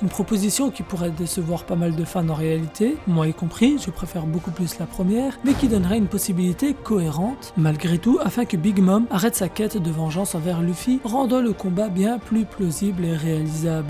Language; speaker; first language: French; native; French